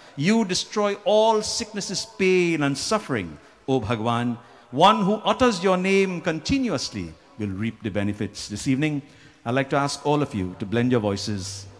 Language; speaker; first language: English; native; English